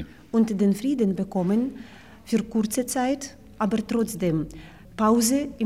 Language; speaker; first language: German; non-native, fluent; Russian